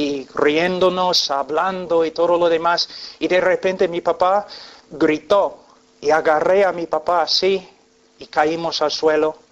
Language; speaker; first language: Spanish; non-native, fluent; English